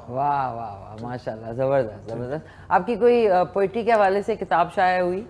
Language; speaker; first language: Urdu; native; Urdu